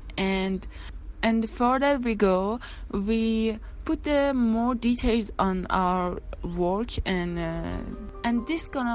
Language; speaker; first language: English; non-native, learner; Persian